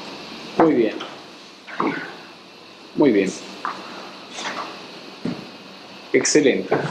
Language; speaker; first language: Spanish; native; Spanish